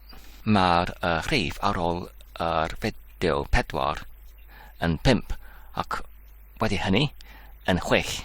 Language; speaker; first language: Welsh; non-native, learner; English